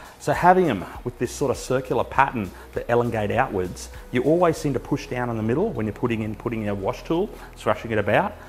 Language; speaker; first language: English; native; English